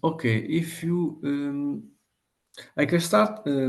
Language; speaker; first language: English; non-native, fluent; Italian